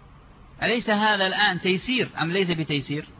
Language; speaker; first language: Arabic; native; Arabic